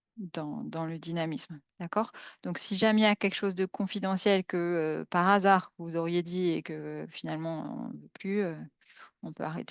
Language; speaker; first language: French; native; French